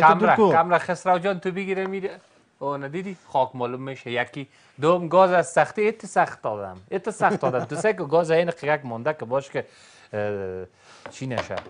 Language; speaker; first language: Persian; native; Persian